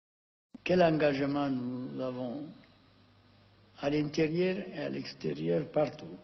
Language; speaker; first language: French; non-native, fluent; Amharic